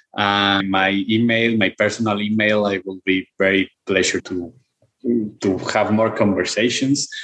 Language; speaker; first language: English; non-native, fluent; Spanish